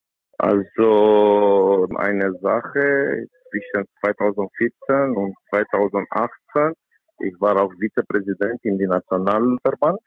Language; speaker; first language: German; non-native, learner; Romanian